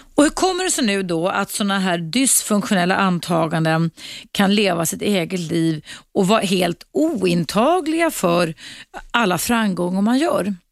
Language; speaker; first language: Swedish; native; Swedish